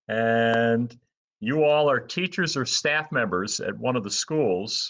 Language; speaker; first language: English; native; English